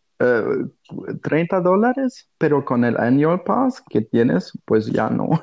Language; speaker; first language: Spanish; non-native, fluent; German